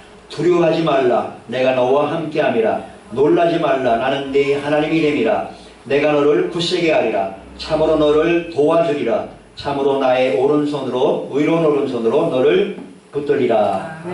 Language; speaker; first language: Korean; native; Korean